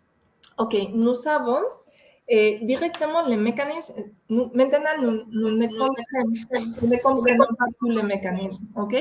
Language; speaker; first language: French; non-native, fluent; Spanish